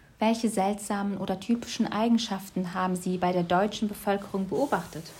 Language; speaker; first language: German; native; German